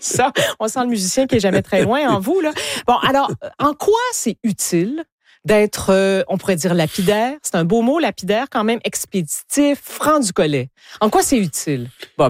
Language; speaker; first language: French; native; French